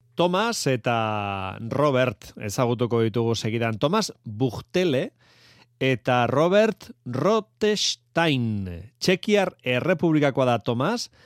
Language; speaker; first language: Basque; native; Basque